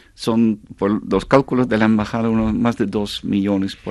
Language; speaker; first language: Spanish; non-native, fluent; Dutch